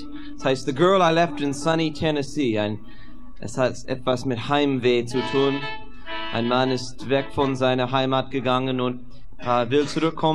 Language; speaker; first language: German; non-native, fluent; English